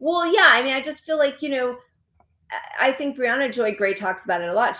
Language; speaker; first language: English; native; English